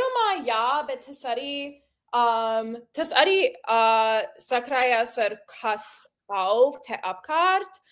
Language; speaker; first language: Latvian; early bilingual, heritage; Latvian